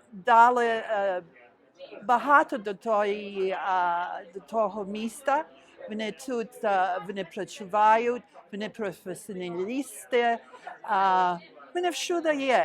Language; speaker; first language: Ukrainian; early bilingual, heritage; Ukrainian